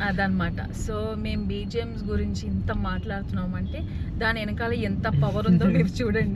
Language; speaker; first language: Telugu; native; Telugu